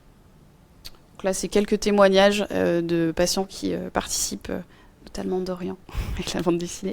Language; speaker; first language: French; native; French